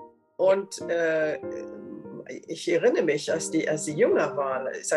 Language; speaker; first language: German; non-native, fluent; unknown